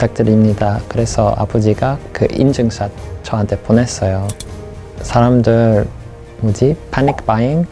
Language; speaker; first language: Korean; non-native, fluent; English